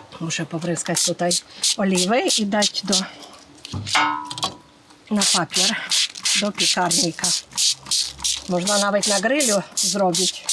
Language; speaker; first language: Polish; non-native, fluent; Ukrainian